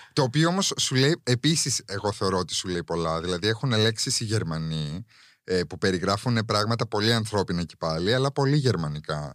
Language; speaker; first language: Greek; early bilingual, heritage; Greek